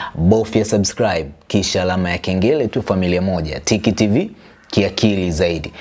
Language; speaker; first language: Swahili; native; Swahili